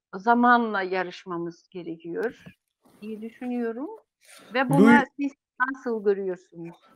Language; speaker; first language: Turkish; non-native, fluent; Yakut